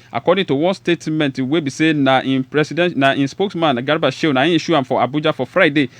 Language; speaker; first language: Nigerian Pidgin; non-native, local second language; Yoruba